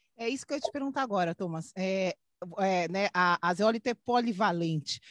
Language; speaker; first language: Portuguese; native; Portuguese